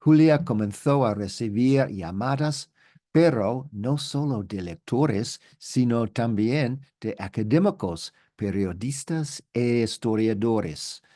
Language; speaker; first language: Spanish; non-native, learner; English